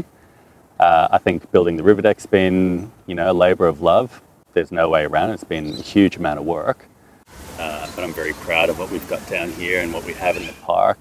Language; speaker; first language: English; non-native, fluent; French